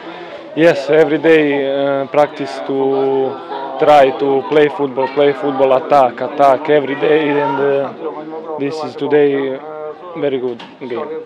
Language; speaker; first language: English; non-native, learner; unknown